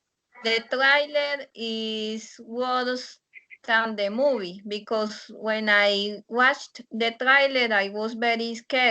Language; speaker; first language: English; non-native, learner; Spanish